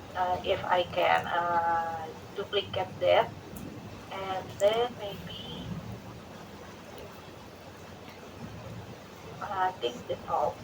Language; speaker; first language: English; non-native, learner; Indonesian